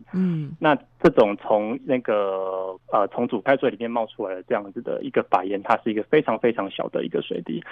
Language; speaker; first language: Chinese; native; Chinese